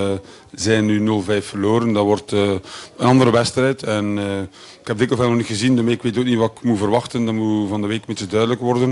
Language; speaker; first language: Dutch; native; Dutch